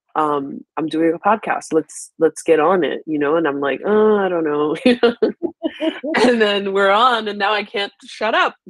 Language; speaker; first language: English; early bilingual, other home language; Haitian Creole